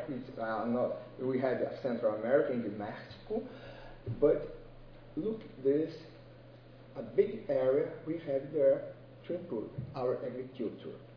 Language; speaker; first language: English; non-native, learner; Portuguese